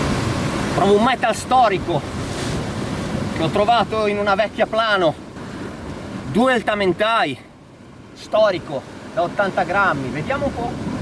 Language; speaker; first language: Italian; native; Italian